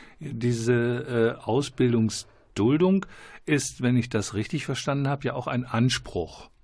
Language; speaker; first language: German; native; German